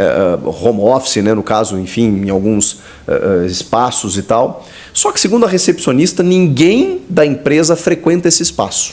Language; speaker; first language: Portuguese; native; Portuguese